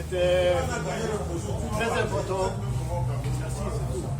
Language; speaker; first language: French; non-native, fluent; German